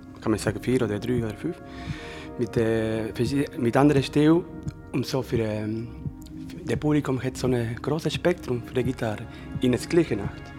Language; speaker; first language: German; non-native, learner; Spanish